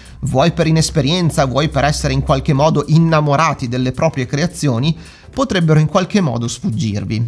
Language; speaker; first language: Italian; native; Italian